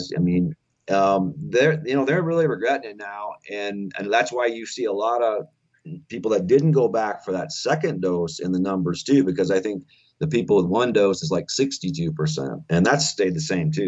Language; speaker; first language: English; native; English